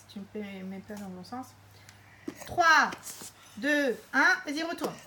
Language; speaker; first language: French; native; French